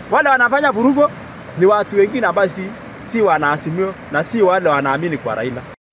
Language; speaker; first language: Swahili; non-native, local second language; Kalenjin